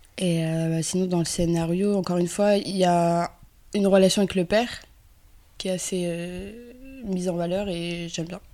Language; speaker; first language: French; early bilingual, other home language; Kabyle